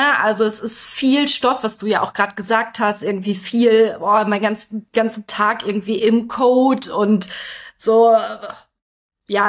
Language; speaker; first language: German; native; German